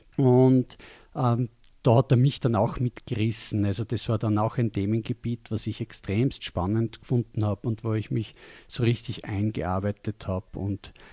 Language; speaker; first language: German; native; German